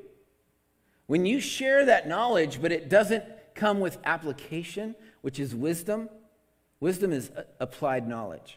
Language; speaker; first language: English; native; English